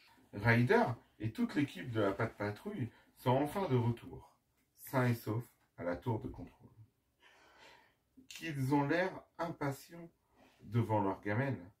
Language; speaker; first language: French; native; French